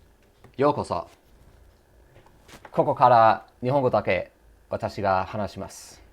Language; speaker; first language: Japanese; non-native, learner; English